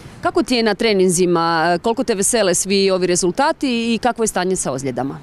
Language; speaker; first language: Serbian; native; Serbian